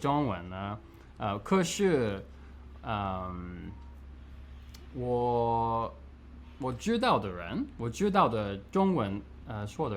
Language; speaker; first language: Chinese; non-native, learner; English